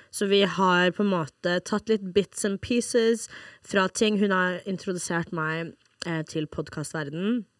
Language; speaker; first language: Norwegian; non-native, fluent; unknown